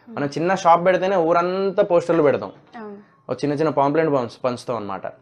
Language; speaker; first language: Telugu; native; Telugu